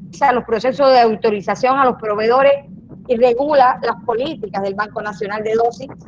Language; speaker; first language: Spanish; native; Spanish